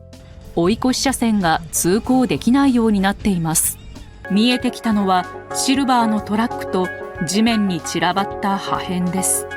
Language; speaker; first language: Japanese; native; Japanese